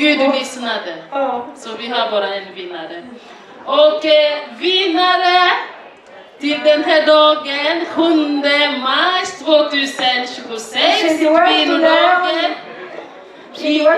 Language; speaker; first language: Swedish; non-native, fluent; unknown